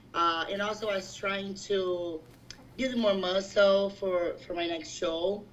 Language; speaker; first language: English; non-native, fluent; Portuguese